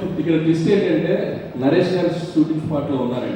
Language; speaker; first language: Telugu; native; Telugu